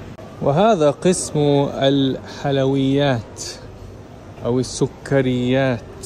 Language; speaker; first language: Arabic; non-native, fluent; Russian